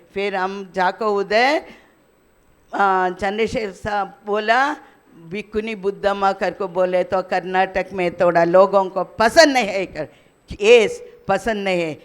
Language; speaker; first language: Hindi; non-native, local second language; Kannada